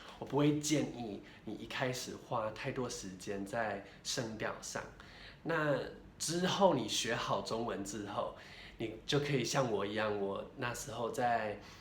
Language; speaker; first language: Chinese; non-native, fluent; English